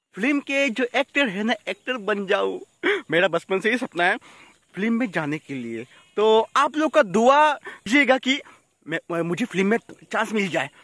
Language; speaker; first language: Hindi; non-native, local second language; Bangla